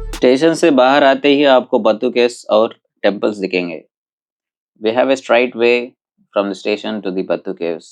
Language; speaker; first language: Hindi; non-native, local second language; Telugu